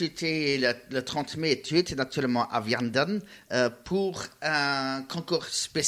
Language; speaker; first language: French; non-native, learner; Luxembourgish